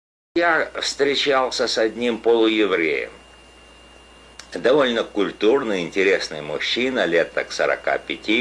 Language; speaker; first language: Russian; native; Russian